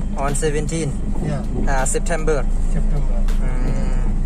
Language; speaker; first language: English; non-native, learner; Thai